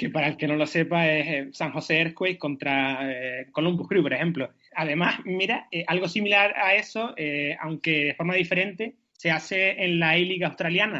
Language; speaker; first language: Spanish; native; Spanish